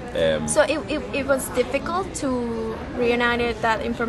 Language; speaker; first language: English; non-native, learner; Spanish